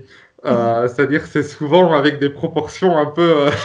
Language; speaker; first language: French; native; French